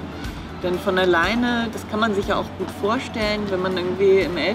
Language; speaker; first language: German; native; German